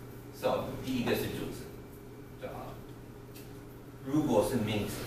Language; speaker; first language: Chinese; non-native, fluent; English